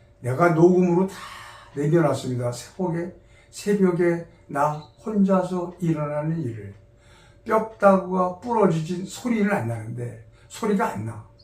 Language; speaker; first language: Korean; native; Korean